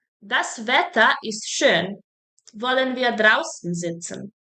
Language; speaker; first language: German; non-native, fluent; Serbian